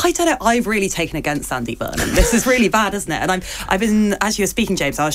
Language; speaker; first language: English; native; English